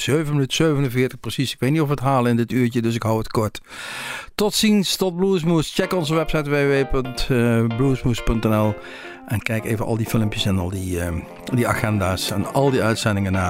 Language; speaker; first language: Dutch; native; Dutch